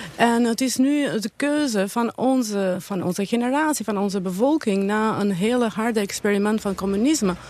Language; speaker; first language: Dutch; non-native, fluent; Albanian